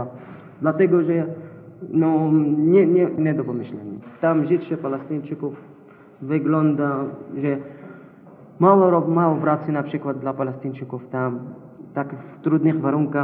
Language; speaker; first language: Polish; non-native, learner; Arabic